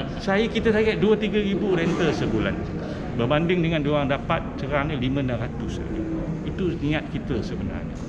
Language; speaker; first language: Malay; native; Malay